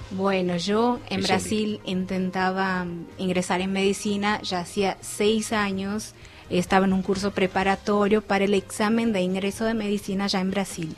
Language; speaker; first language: Spanish; non-native, fluent; Portuguese